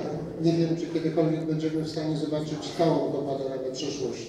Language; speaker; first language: Polish; native; Polish